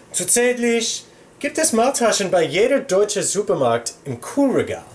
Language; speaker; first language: German; non-native, fluent; English